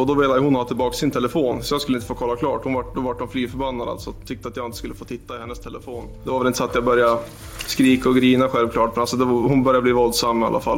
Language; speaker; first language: Swedish; native; Swedish